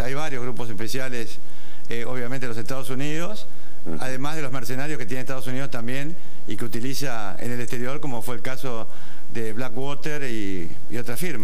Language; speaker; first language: Spanish; native; Spanish